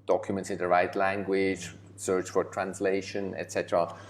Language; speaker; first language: English; non-native, fluent; German